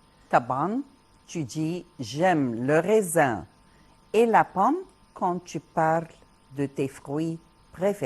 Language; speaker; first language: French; non-native, fluent; Arabic